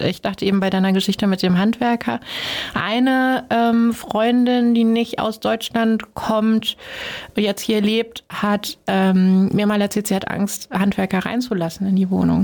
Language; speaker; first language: German; native; German